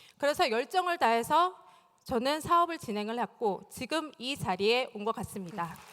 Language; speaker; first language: Korean; native; Korean